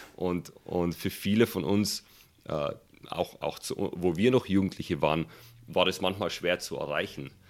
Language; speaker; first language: German; early bilingual, other home language; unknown